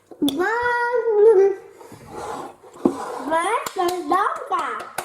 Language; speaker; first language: Polish; early bilingual, heritage; Polish